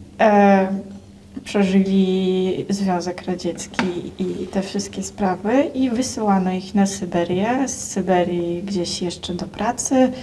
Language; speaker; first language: Polish; non-native, fluent; Russian